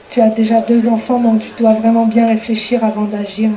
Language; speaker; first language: French; native; French